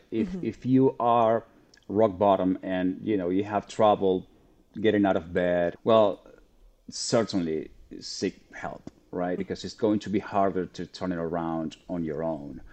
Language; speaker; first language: English; non-native, fluent; Spanish